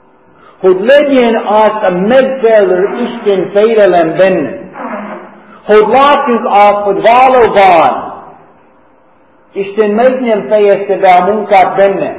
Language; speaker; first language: Hungarian; non-native, learner; English